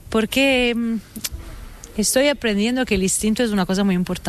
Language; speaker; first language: Spanish; non-native, fluent; Italian